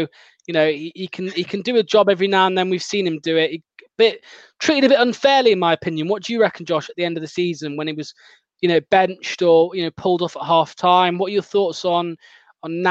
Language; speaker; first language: English; native; English